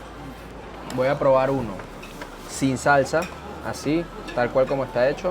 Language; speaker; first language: Spanish; native; Spanish